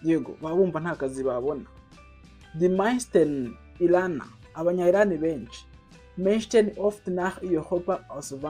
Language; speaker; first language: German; non-native, fluent; Kinyarwanda